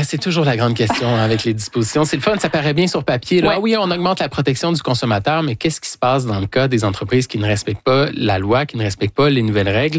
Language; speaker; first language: French; native; French